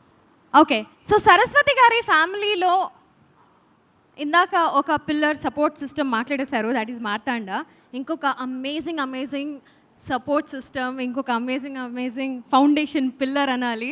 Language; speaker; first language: Telugu; native; Telugu